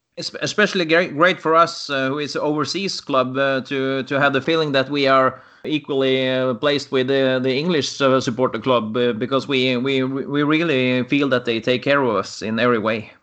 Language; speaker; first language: English; non-native, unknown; Norwegian